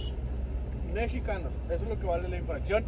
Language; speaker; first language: Spanish; native; Spanish